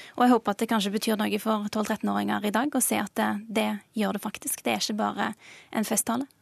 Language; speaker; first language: Norwegian; early bilingual, other home language; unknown